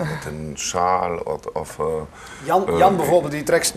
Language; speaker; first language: Dutch; non-native, learner; German